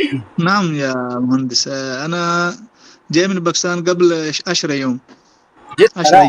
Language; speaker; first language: Arabic; non-native, learner; Urdu